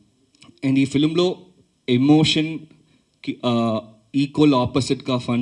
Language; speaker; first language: Telugu; early bilingual, heritage; Telugu